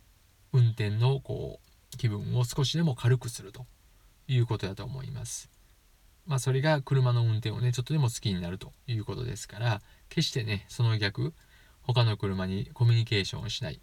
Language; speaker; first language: Japanese; native; Japanese